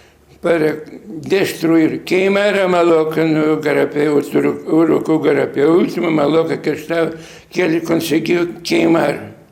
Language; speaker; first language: Portuguese; non-native, fluent; Lithuanian